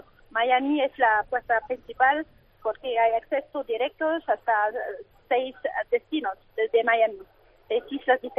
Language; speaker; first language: Spanish; non-native, fluent; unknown